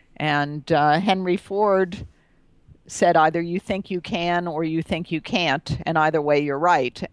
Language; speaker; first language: English; native; English